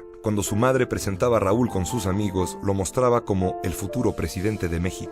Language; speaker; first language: Spanish; native; Spanish